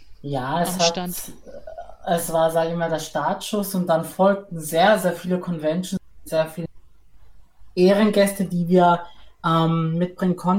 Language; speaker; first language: German; native; German